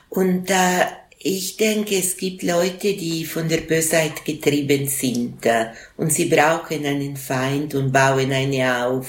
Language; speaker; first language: German; non-native, local second language; Italian